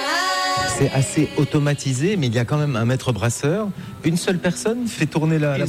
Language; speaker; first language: French; native; French